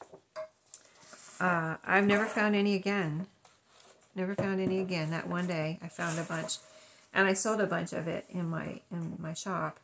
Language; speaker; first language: English; native; English